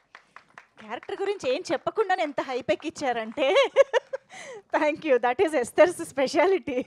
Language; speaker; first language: Telugu; native; Telugu